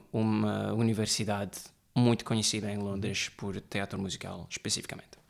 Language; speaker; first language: Portuguese; early bilingual, heritage; Portuguese